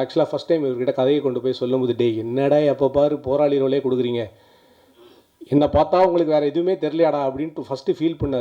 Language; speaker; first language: Tamil; native; Tamil